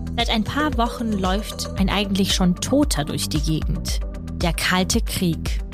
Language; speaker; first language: German; early bilingual, other home language; Russian